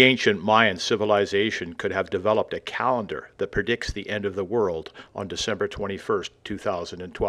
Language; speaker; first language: English; native; English